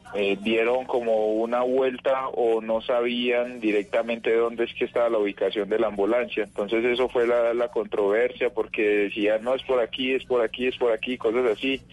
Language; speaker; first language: Spanish; native; Spanish